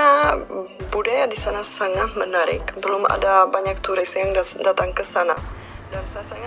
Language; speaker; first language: Indonesian; non-native, fluent; Czech